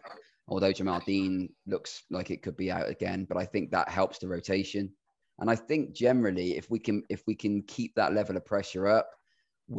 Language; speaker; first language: English; native; English